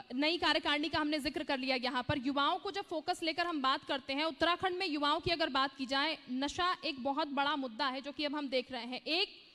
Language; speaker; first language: Hindi; native; Hindi